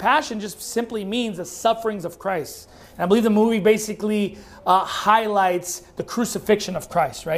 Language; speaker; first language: English; native; English